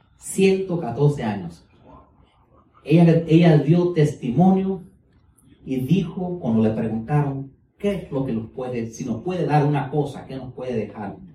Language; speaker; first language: Spanish; early bilingual, heritage; Spanish